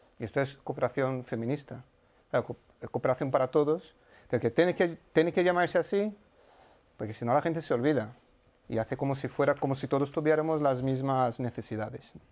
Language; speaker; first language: Spanish; non-native, fluent; Portuguese